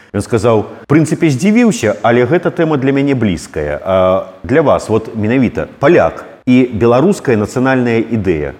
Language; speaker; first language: Belarusian; native; Belarusian